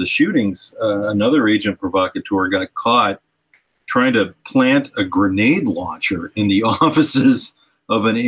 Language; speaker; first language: English; native; English